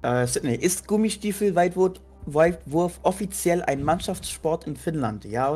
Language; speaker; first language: German; native; German